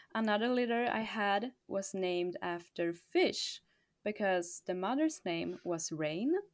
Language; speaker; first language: English; non-native, fluent; Swedish